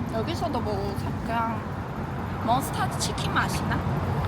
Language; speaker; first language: Korean; non-native, fluent; Chinese